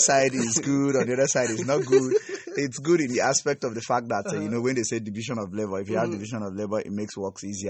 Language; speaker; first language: English; non-native, local second language; Igbo